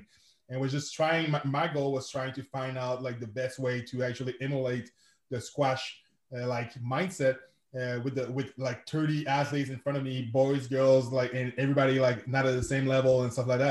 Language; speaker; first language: English; non-native, fluent; French